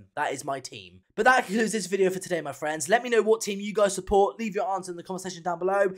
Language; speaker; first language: English; native; English